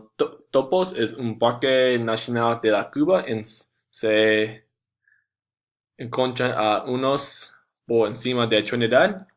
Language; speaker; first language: Spanish; non-native, learner; English